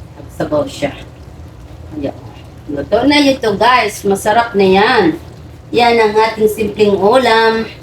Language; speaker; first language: Filipino; non-native, local second language; Iloko